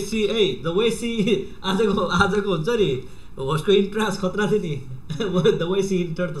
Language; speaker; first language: Nepali; native; Nepali